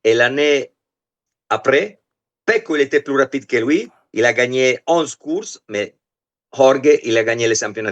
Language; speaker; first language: French; non-native, fluent; Italian